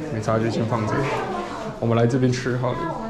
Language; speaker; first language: Chinese; native; Chinese